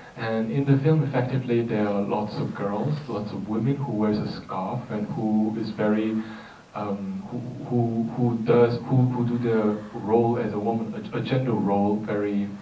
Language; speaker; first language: English; non-native, fluent; Korean